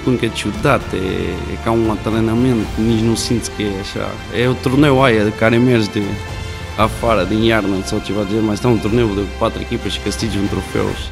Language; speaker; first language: Romanian; non-native, fluent; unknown